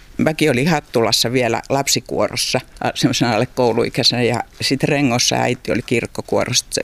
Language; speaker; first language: Finnish; native; Finnish